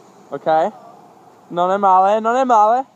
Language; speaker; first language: Italian; non-native, learner; English